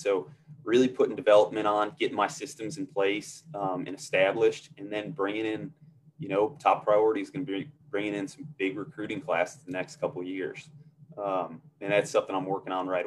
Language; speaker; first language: English; native; English